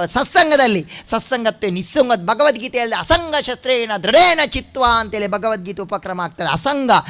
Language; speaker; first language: Kannada; non-native, local second language; Tulu